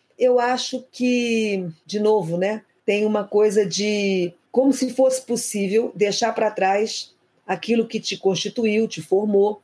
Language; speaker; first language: Portuguese; native; Portuguese